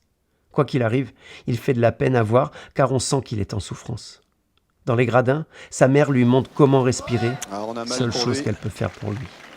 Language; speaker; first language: French; native; French